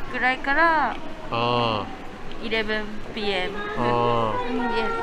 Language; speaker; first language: Japanese; native; Japanese